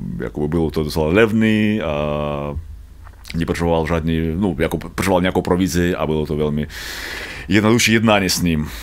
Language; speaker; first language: Czech; non-native, learner; Russian